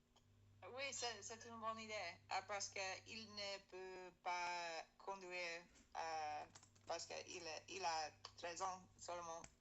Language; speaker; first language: French; non-native, learner; English